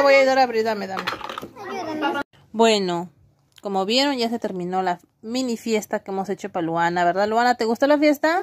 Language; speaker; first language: Spanish; native; Spanish